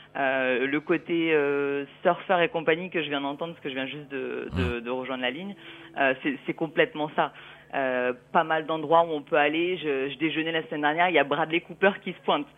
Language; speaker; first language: French; native; French